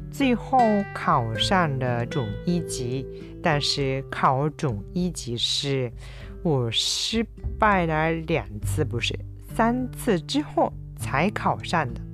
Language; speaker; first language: Chinese; non-native, fluent; Japanese